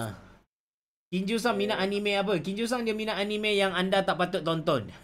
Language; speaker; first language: Malay; native; Malay